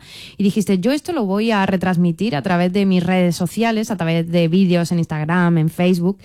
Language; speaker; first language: Spanish; native; Spanish